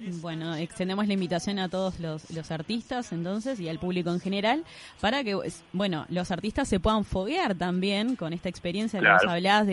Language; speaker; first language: Spanish; native; Spanish